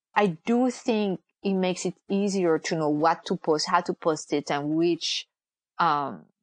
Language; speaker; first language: English; non-native, fluent; French